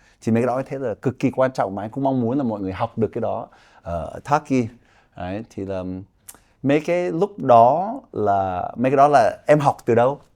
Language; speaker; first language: Vietnamese; early bilingual, heritage; Vietnamese